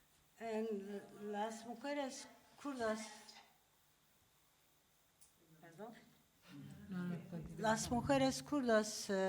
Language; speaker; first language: Spanish; non-native, learner; Turkish